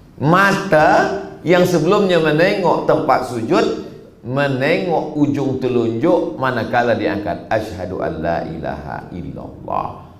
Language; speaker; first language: Malay; native; Malay